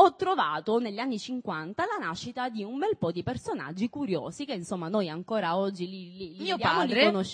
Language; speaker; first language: Italian; native; Italian